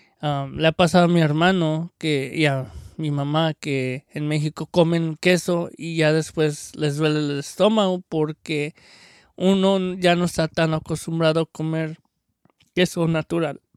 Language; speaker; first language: Spanish; early bilingual, heritage; Spanish